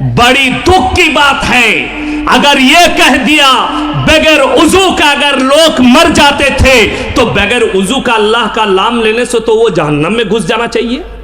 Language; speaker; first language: Urdu; non-native, local second language; Bangla